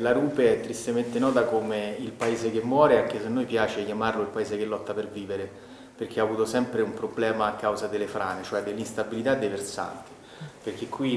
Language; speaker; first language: Italian; native; Italian